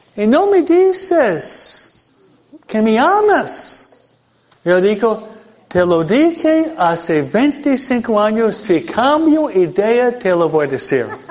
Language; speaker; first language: Spanish; non-native, fluent; English